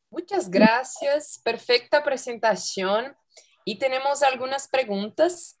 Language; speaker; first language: Spanish; non-native, fluent; Portuguese